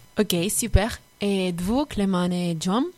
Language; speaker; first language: French; non-native, fluent; Spanish